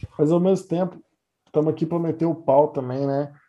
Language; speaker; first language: Portuguese; native; Portuguese